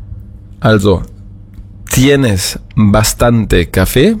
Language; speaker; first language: Spanish; non-native, fluent; German